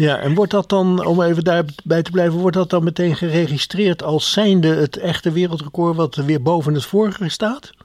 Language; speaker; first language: Dutch; native; Dutch